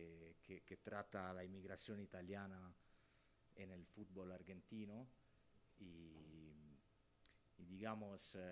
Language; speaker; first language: Spanish; non-native, fluent; Italian